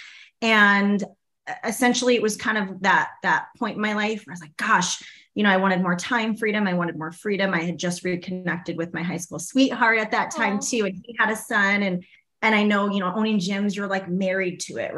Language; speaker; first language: English; native; English